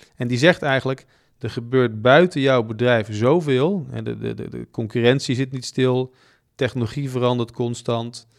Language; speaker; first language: Dutch; native; Dutch